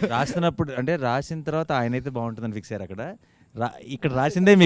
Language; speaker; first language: Telugu; native; Telugu